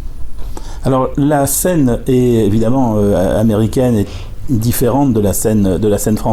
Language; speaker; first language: French; native; French